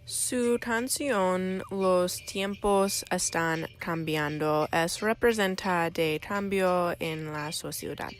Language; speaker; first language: Spanish; non-native, learner; English